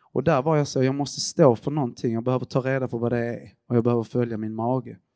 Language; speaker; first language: Swedish; early bilingual, other home language; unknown